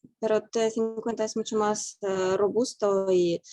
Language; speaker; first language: Spanish; non-native, fluent; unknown